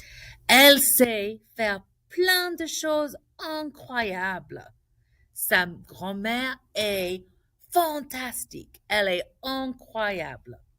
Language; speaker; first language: French; non-native, fluent; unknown